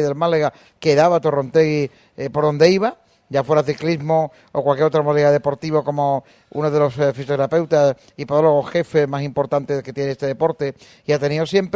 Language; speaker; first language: Spanish; native; Spanish